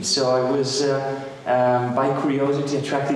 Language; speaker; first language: English; non-native, fluent; Italian